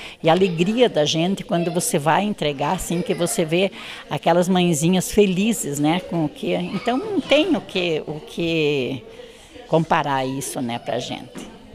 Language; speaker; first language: Portuguese; native; Portuguese